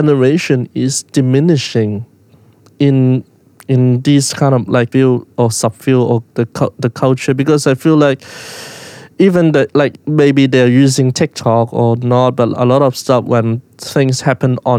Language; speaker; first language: English; non-native, local second language; Cantonese